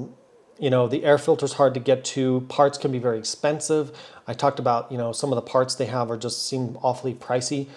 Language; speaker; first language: English; native; English